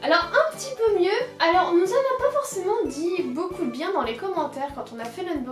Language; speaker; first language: French; native; French